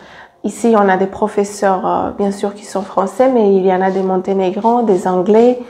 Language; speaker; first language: French; non-native, fluent; Serbian